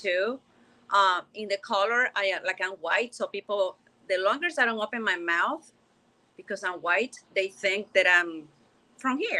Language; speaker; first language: English; non-native, fluent; Spanish